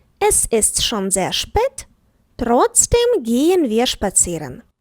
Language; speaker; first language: German; non-native, fluent; Ukrainian